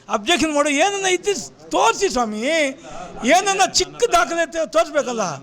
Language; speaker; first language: Kannada; native; Kannada